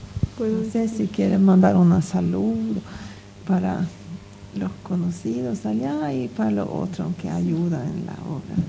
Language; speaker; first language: Spanish; non-native, learner; Norwegian